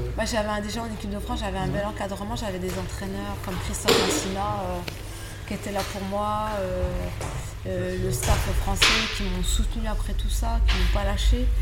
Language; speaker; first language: French; native; French